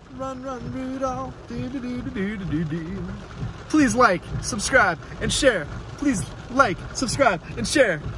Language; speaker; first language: English; native; English